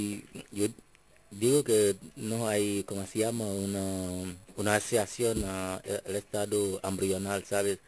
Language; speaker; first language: Spanish; non-native, fluent; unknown